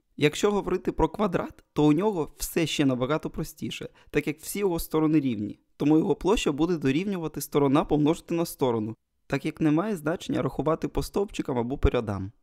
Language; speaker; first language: Ukrainian; non-native, local second language; Russian